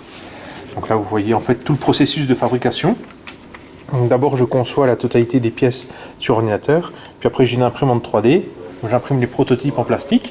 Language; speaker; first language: French; native; French